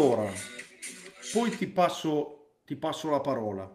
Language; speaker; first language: Italian; native; Italian